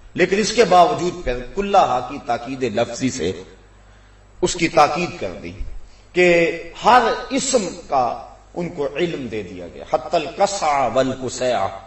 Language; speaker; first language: Urdu; non-native, local second language; Punjabi